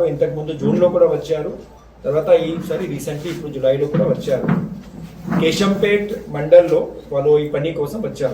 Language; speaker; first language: Telugu; non-native, local second language; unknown